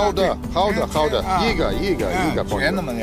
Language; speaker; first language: Chinese; non-native, learner; English